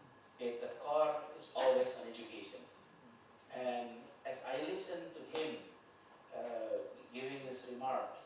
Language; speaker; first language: English; non-native, fluent; Indonesian